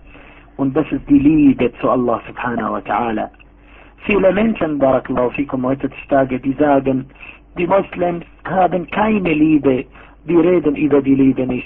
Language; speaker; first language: German; non-native, fluent; Arabic